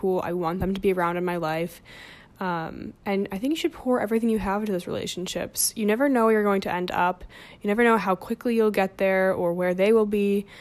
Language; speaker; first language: English; native; English